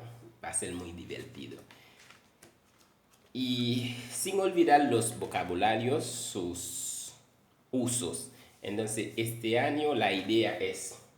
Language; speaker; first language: Spanish; non-native, fluent; Haitian Creole